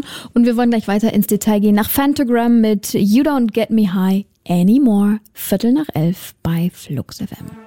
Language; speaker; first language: German; native; German